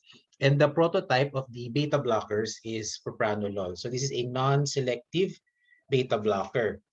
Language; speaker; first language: English; non-native, local second language; Filipino